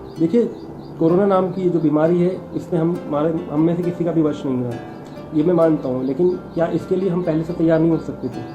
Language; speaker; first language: Hindi; non-native, local second language; Marathi